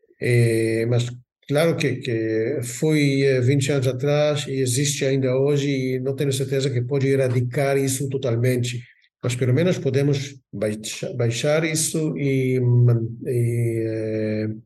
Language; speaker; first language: Portuguese; non-native, fluent; Hebrew